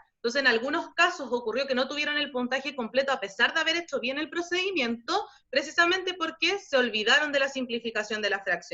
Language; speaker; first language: Spanish; native; Spanish